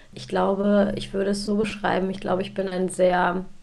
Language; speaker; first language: German; native; German